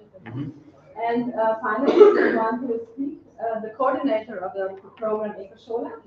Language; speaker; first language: English; non-native, fluent; Slovenian